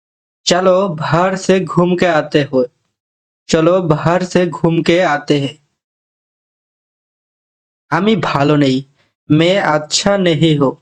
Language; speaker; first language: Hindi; non-native, fluent; Bangla